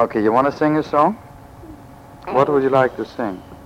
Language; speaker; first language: English; non-native, fluent; German